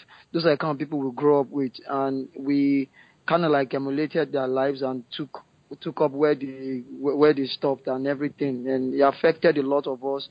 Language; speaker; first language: English; non-native, local second language; Yoruba